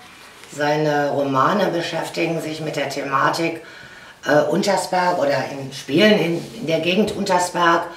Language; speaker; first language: German; native; German